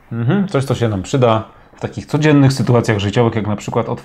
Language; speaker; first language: Polish; native; Polish